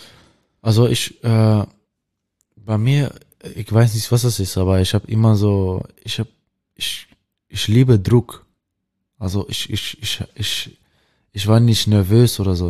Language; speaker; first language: German; non-native, learner; Dutch